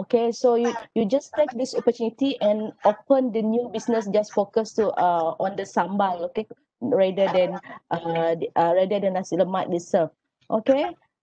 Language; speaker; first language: English; non-native, local second language; Malay